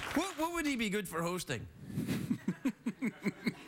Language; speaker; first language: English; native; English